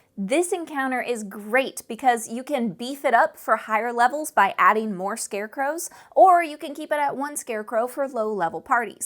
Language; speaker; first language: English; native; English